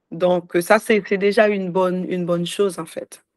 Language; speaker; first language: French; native; French